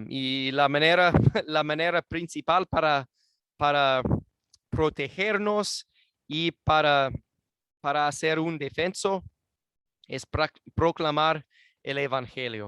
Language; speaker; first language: Spanish; non-native, fluent; English